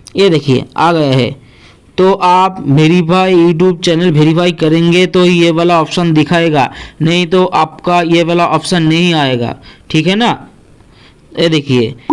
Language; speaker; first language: Hindi; non-native, local second language; Bangla